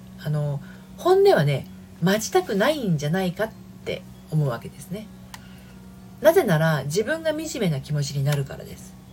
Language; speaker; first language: Japanese; native; Japanese